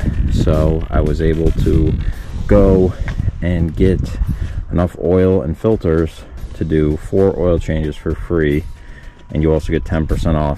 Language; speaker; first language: English; native; English